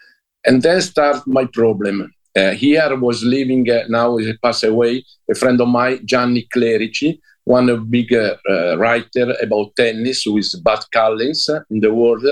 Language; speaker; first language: English; non-native, learner; Italian